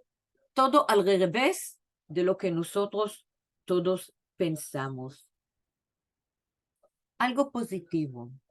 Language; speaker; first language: Spanish; non-native, fluent; Hebrew